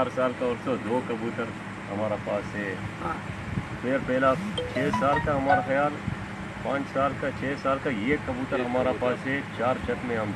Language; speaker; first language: Hindi; non-native, learner; Arabic